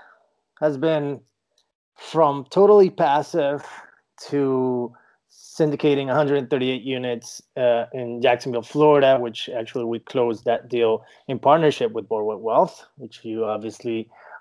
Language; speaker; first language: English; non-native, fluent; Spanish